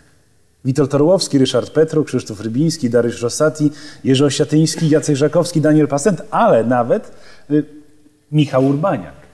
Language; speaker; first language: Polish; native; Polish